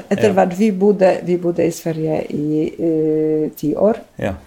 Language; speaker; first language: Norwegian; non-native, fluent; Polish